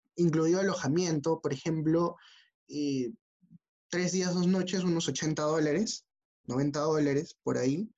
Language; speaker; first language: Spanish; native; Spanish